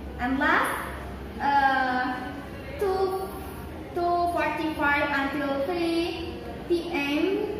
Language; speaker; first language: English; non-native, learner; Indonesian